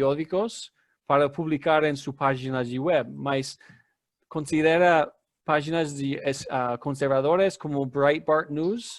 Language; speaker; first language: Spanish; non-native, fluent; English